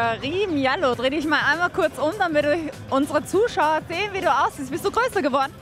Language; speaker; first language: German; native; German